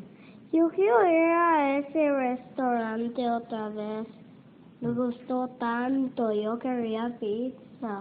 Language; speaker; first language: Spanish; early bilingual, heritage; Spanish